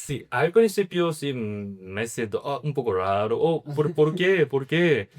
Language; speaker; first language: Spanish; non-native, learner; Korean